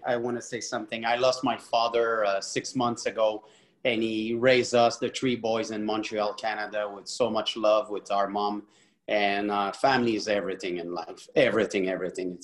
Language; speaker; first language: English; non-native, fluent; French